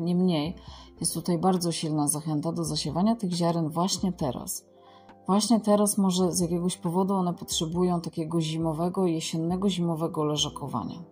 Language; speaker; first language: Polish; native; Polish